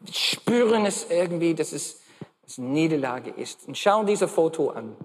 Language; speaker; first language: German; non-native, fluent; English